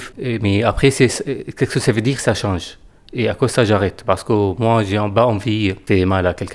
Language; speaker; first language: French; non-native, fluent; Arabic